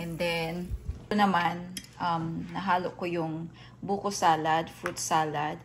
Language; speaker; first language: Filipino; native; Filipino